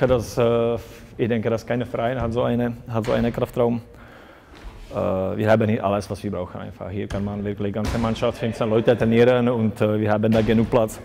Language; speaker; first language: German; non-native, fluent; Czech